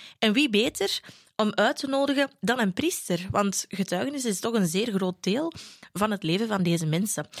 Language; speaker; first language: Dutch; native; Dutch